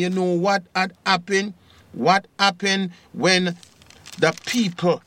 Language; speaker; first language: English; native; English